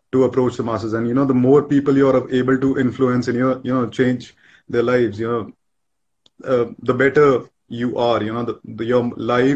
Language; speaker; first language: English; non-native, local second language; Hindi